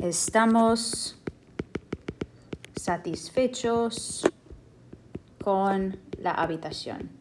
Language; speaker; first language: Spanish; non-native, fluent; English